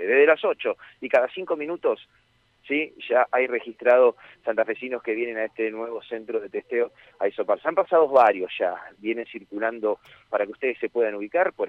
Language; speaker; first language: Spanish; native; Spanish